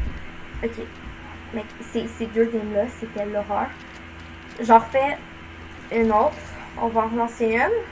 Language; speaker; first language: French; native; French